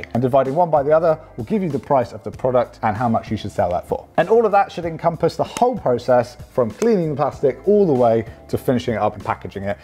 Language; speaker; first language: English; native; English